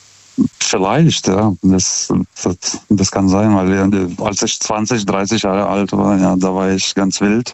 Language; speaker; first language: German; non-native, fluent; Lithuanian